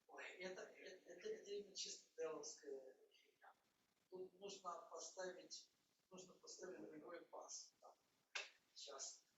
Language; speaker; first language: Russian; native; Russian